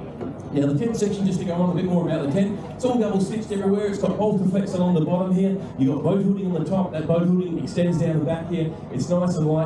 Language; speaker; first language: English; native; English